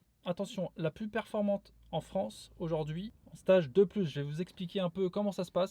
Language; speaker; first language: French; native; French